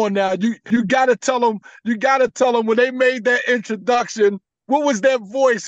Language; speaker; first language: English; native; English